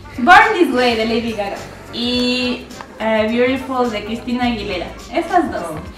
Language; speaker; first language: Spanish; native; Spanish